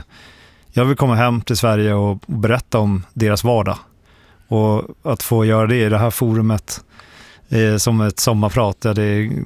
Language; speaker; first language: Swedish; native; Swedish